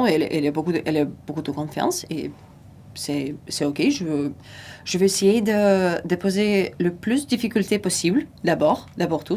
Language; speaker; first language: French; non-native, fluent; Russian